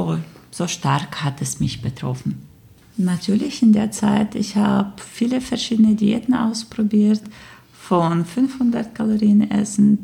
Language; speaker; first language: German; non-native, fluent; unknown